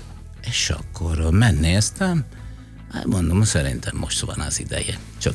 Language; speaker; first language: Hungarian; non-native, fluent; Italian